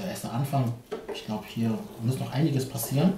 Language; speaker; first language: German; early bilingual, other home language; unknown